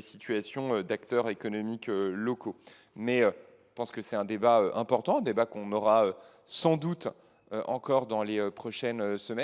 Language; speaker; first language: French; native; French